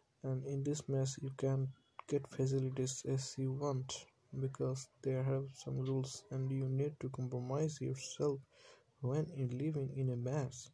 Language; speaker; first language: English; non-native, learner; Bangla